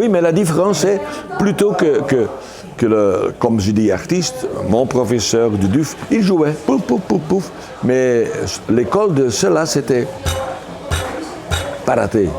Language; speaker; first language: French; non-native, local second language; Dutch